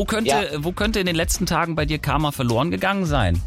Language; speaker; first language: German; native; German